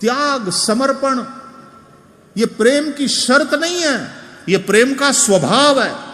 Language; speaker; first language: Hindi; non-native, local second language; Gujarati